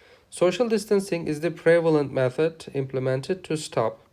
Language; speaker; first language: English; non-native, fluent; Turkish